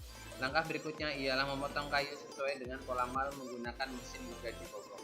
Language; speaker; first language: Indonesian; native; Indonesian